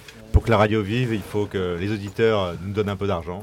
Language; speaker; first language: French; native; French